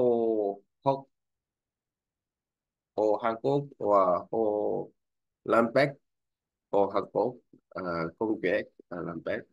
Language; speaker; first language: Vietnamese; non-native, learner; Korean